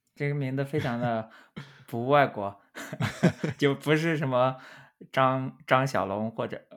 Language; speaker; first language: Chinese; native; Chinese